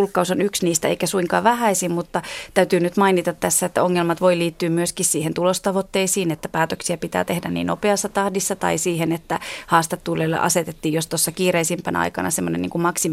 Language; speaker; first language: Finnish; native; Finnish